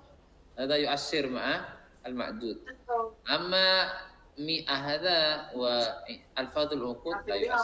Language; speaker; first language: Arabic; non-native, fluent; Indonesian